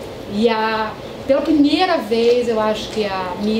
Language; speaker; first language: Portuguese; native; Portuguese